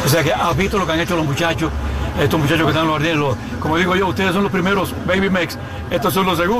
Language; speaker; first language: Spanish; native; Spanish